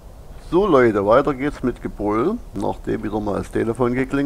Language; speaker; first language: German; native; German